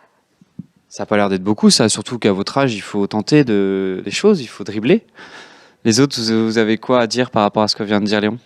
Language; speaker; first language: French; native; French